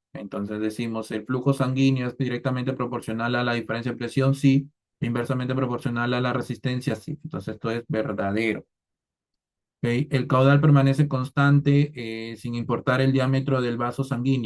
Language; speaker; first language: Spanish; native; Spanish